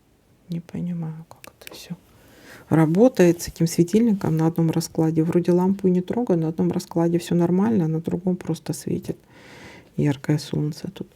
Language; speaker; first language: Russian; native; Russian